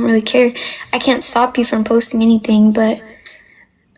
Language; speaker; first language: English; non-native, fluent; Amharic